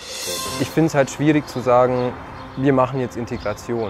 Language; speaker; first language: German; native; German